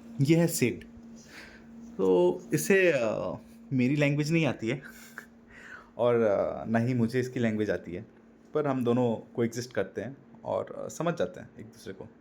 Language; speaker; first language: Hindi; non-native, local second language; Bangla